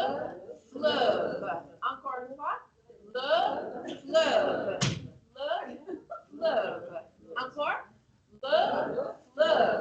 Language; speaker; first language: French; non-native, fluent; English